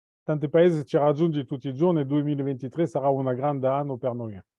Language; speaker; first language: Italian; non-native, fluent; French